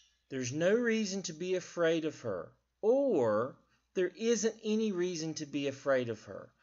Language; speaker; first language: English; native; English